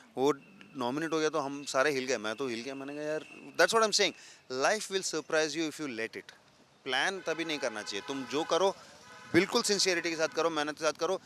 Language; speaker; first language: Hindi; non-native, local second language; Telugu